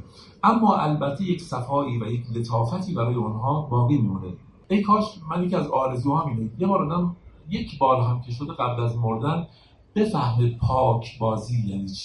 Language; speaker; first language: Persian; native; Persian